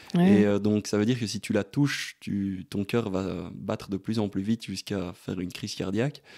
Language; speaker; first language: French; native; French